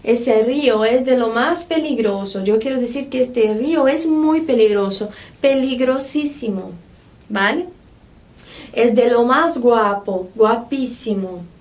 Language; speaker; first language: Spanish; non-native, fluent; Portuguese